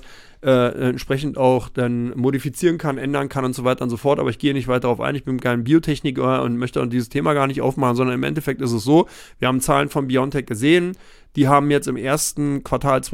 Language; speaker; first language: German; native; German